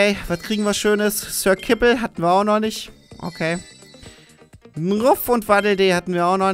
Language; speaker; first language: German; native; German